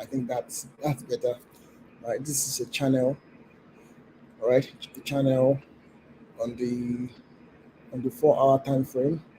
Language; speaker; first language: English; non-native, local second language; Yoruba